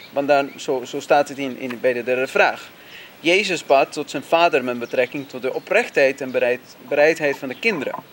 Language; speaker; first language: Dutch; non-native, fluent; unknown